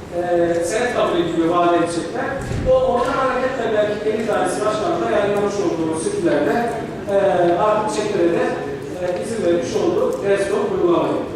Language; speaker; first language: Turkish; native; Turkish